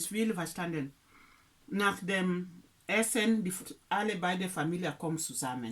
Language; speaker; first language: German; non-native, learner; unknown